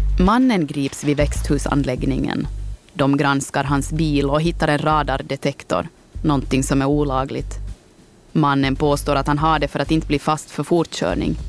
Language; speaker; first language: Swedish; native; Swedish